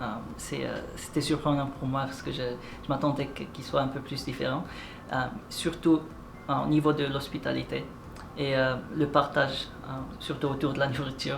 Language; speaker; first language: French; non-native, local second language; Arabic